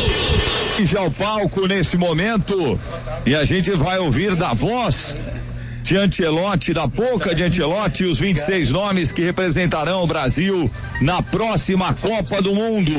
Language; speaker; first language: Portuguese; native; Portuguese